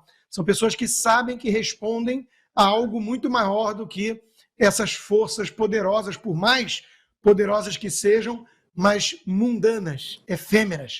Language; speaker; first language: Portuguese; native; Portuguese